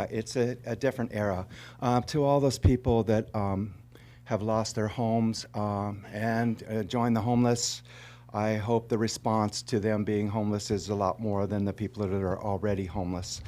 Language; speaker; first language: English; native; English